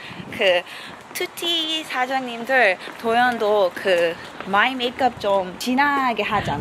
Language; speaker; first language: Korean; non-native, learner; English